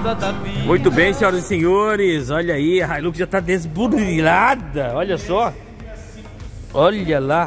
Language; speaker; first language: Portuguese; native; Portuguese